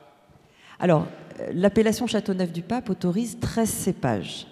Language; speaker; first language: French; native; French